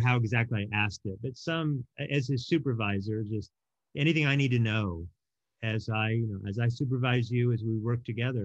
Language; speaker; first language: English; native; English